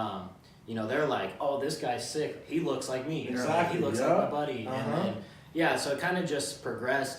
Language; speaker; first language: English; native; English